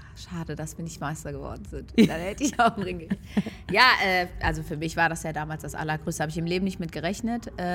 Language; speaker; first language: German; early bilingual, other home language; Persian